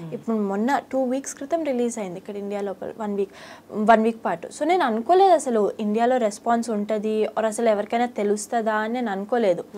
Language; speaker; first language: Telugu; early bilingual, heritage; Telugu